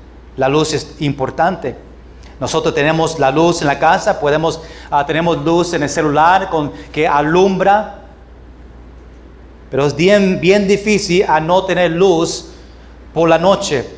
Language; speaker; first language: Spanish; non-native, fluent; English